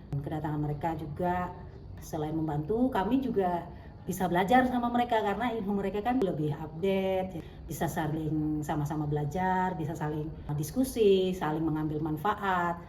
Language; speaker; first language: Indonesian; native; Indonesian